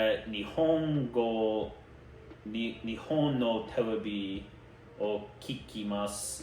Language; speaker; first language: Japanese; non-native, learner; English